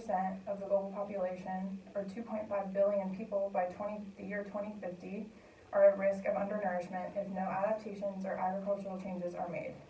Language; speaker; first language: English; native; English